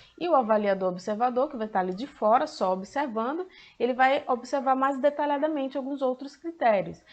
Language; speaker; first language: Portuguese; native; Portuguese